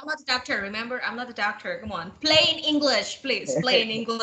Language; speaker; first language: English; non-native, fluent; Indonesian